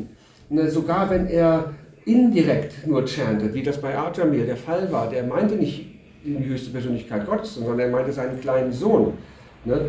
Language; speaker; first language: German; native; German